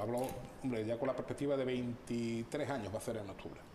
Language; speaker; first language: Spanish; native; Spanish